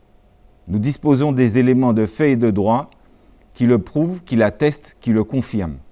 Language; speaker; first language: French; native; French